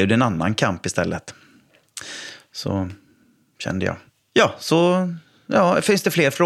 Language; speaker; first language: Swedish; native; Swedish